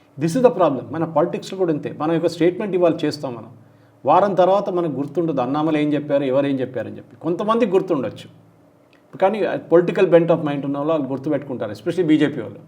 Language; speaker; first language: Telugu; non-native, local second language; Malayalam